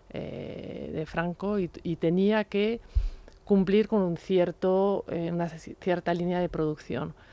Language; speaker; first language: Spanish; non-native, fluent; French